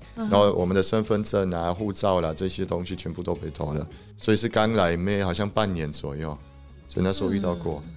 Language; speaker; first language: Chinese; non-native, fluent; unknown